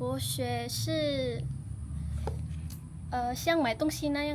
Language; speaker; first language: Chinese; non-native, learner; Indonesian